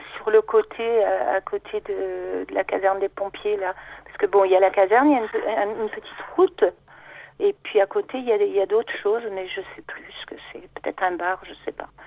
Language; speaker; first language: French; native; French